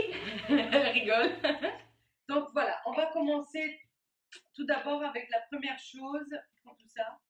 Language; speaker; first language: French; native; French